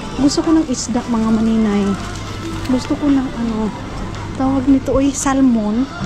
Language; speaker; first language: Filipino; non-native, local second language; Cebuano